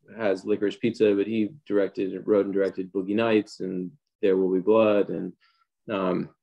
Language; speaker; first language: English; native; English